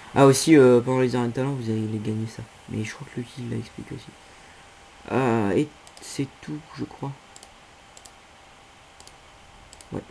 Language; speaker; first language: French; native; French